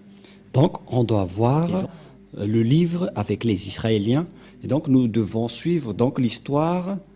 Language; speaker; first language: French; non-native, local second language; Malagasy